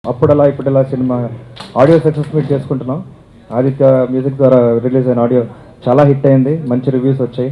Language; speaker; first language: Telugu; native; Telugu